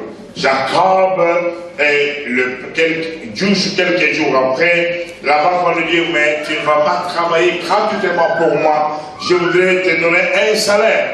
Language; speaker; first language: French; non-native, local second language; Lingala